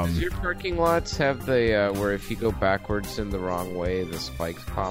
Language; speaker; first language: English; native; English